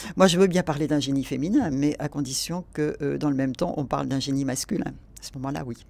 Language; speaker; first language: French; native; French